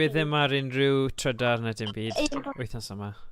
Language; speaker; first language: Welsh; native; Welsh